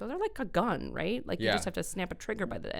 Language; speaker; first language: English; native; English